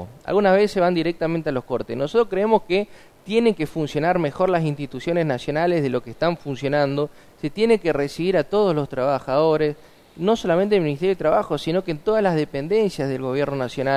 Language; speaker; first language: Spanish; native; Spanish